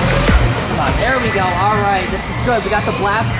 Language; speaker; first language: English; native; English